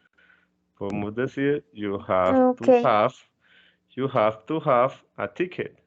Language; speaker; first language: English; non-native, fluent; Spanish